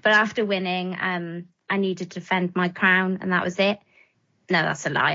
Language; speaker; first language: English; native; English